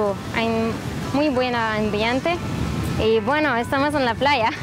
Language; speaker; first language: Spanish; non-native, fluent; French